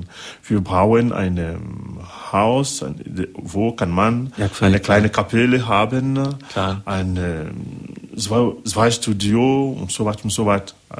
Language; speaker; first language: German; non-native, learner; French